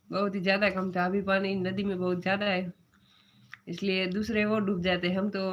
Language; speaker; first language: Hindi; non-native, local second language; Gujarati